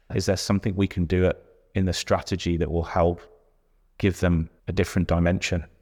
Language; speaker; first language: English; native; English